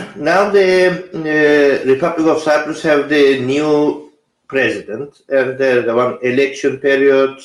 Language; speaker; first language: English; non-native, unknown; Turkish